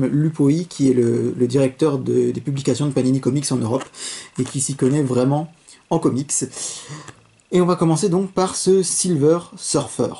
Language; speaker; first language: French; native; French